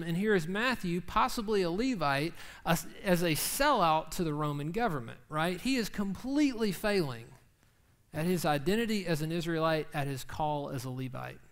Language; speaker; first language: English; native; English